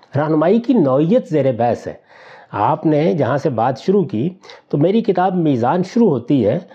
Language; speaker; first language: Urdu; non-native, local second language; Punjabi